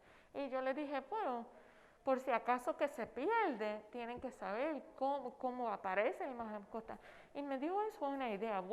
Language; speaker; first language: Spanish; non-native, fluent; English